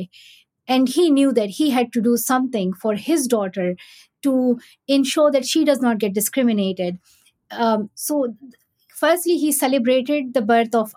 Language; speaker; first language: English; non-native, local second language; Pashto